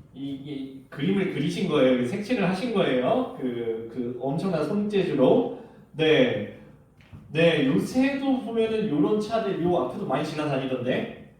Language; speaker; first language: Korean; native; Korean